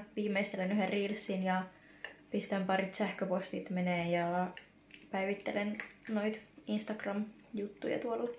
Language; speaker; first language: Finnish; native; Finnish